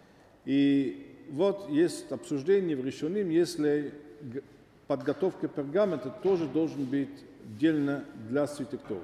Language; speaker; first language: Russian; non-native, learner; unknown